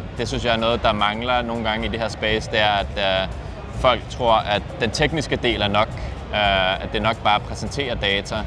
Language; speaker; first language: Danish; non-native, fluent; Icelandic